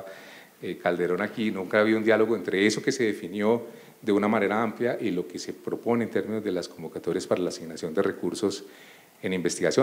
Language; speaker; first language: Spanish; native; Spanish